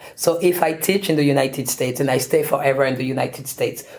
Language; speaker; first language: English; non-native, fluent; French